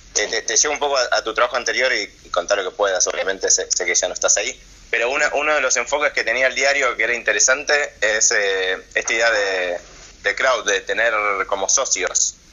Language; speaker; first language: Spanish; native; Spanish